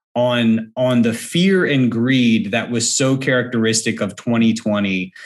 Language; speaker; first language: English; native; English